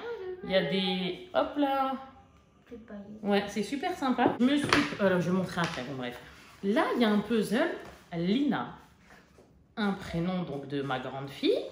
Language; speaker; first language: French; native; French